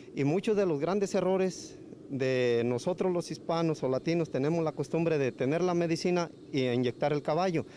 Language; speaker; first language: Spanish; native; Spanish